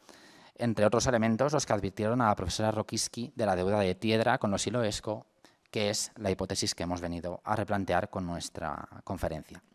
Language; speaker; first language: Spanish; native; Spanish